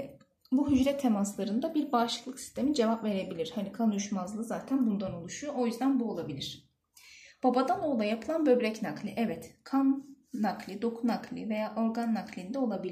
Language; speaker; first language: Turkish; native; Turkish